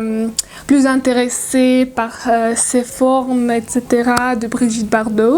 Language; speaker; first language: French; non-native, learner; Russian